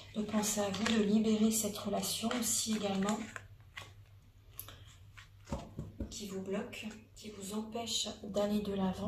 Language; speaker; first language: French; native; French